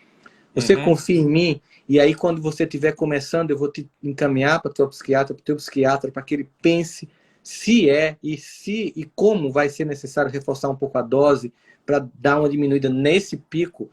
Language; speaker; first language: Portuguese; native; Portuguese